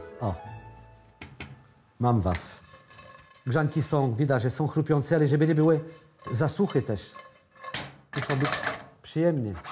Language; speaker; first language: Polish; non-native, learner; French